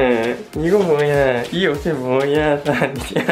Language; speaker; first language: Korean; non-native, fluent; Japanese